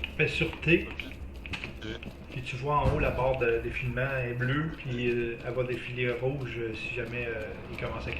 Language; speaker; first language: French; native; French